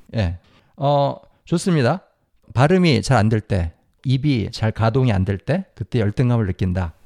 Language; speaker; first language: Korean; native; Korean